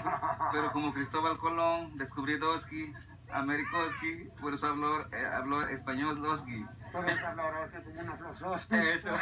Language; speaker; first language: Spanish; non-native, local second language; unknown